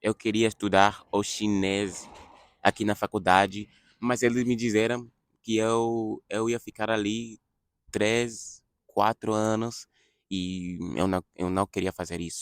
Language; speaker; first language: Portuguese; non-native, fluent; English